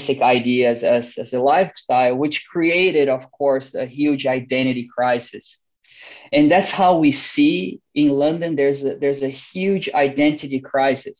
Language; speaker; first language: English; non-native, fluent; Portuguese